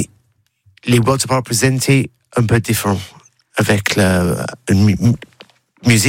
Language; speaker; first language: French; non-native, learner; English